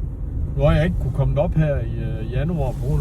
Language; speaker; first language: Danish; native; Danish